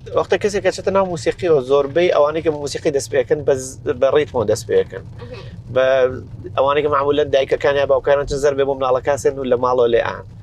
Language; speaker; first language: Central Kurdish; native; Central Kurdish